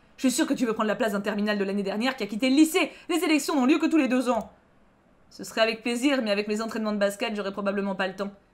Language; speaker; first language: French; native; French